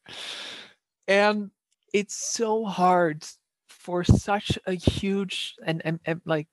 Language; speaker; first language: English; non-native, fluent; Dutch